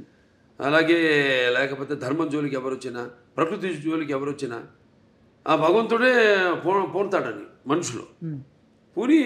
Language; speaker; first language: Telugu; native; Telugu